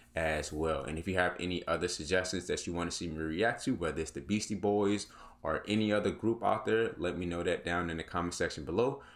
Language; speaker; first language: English; native; English